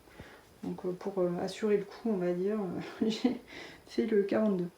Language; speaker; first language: French; native; French